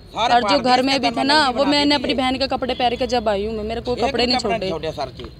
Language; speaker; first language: Hindi; native; Hindi